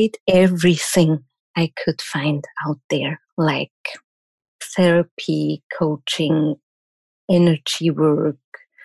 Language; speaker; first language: English; non-native, fluent; German